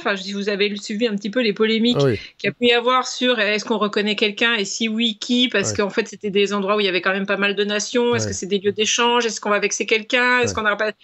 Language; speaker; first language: French; native; French